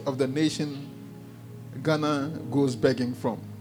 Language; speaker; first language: English; non-native, local second language; Akan